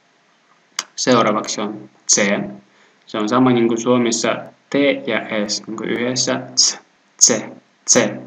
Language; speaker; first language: Finnish; non-native, fluent; Russian